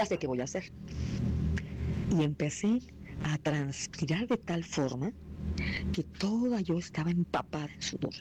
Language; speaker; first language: Spanish; native; Spanish